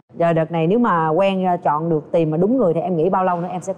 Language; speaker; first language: Vietnamese; native; Vietnamese